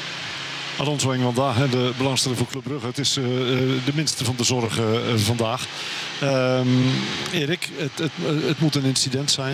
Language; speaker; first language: Dutch; native; Dutch